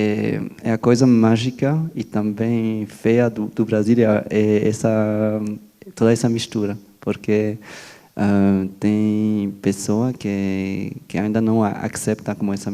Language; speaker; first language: Portuguese; non-native, fluent; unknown